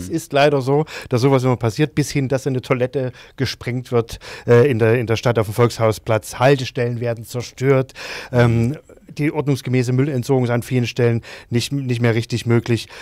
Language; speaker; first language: German; native; German